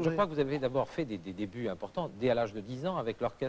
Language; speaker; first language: French; native; French